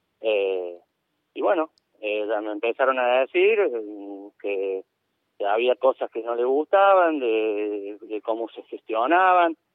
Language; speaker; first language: Spanish; native; Spanish